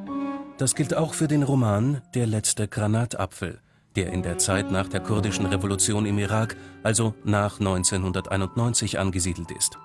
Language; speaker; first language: German; native; German